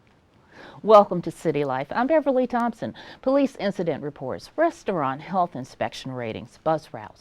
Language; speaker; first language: English; native; English